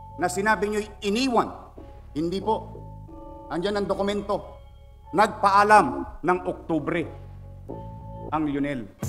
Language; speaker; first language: Filipino; native; Filipino